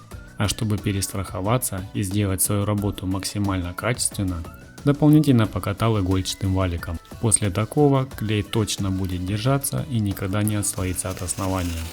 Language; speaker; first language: Russian; native; Russian